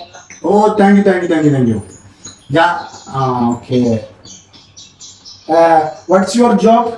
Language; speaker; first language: English; non-native, local second language; Malayalam